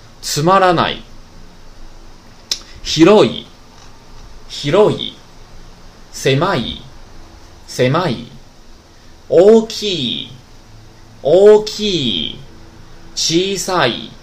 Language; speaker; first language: Japanese; non-native, fluent; Chinese